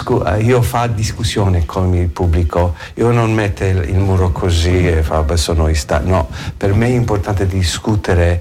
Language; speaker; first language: Italian; non-native, learner; English